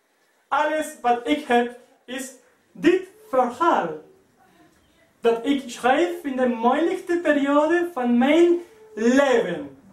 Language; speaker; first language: Dutch; non-native, learner; Spanish